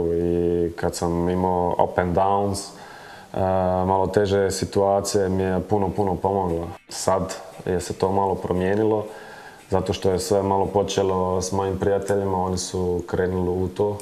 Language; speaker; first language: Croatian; early bilingual, heritage; Croatian